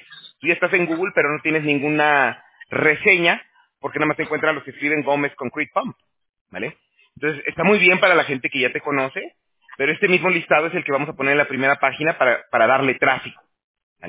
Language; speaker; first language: Spanish; native; Spanish